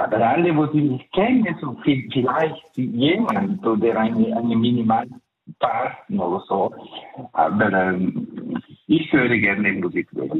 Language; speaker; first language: German; early bilingual, heritage; Italian